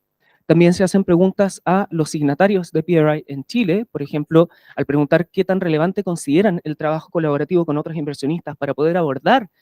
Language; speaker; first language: Spanish; native; Spanish